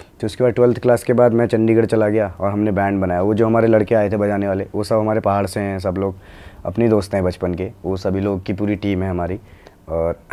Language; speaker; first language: Hindi; native; Hindi